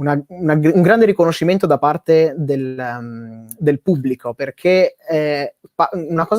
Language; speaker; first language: Italian; native; Italian